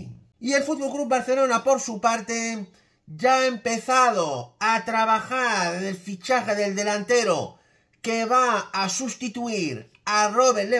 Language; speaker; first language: Spanish; native; Spanish